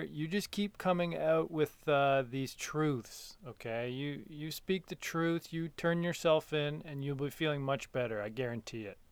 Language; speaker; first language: English; native; English